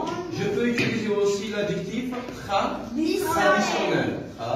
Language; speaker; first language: French; non-native, local second language; Arabic